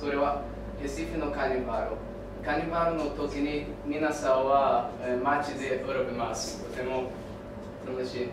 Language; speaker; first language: Japanese; non-native, learner; Portuguese